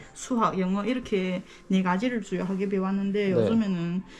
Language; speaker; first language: Korean; early bilingual, heritage; Korean